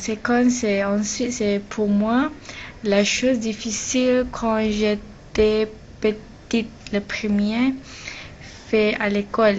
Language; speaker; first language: French; non-native, learner; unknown